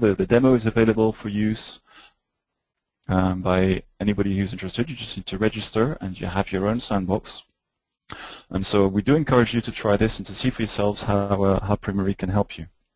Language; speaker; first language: English; native; English